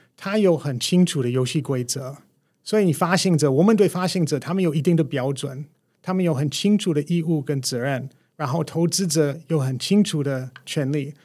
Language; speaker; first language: Chinese; non-native, fluent; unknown